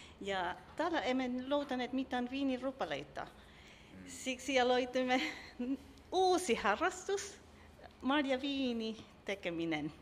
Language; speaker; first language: Finnish; non-native, learner; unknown